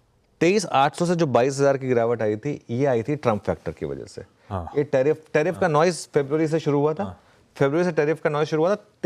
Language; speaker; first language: Hindi; native; Hindi